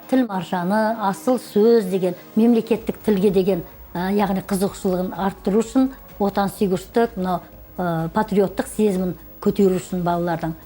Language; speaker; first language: Kazakh; native; Kazakh